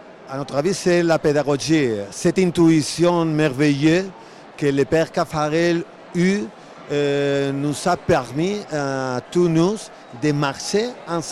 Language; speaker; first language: French; non-native, fluent; Spanish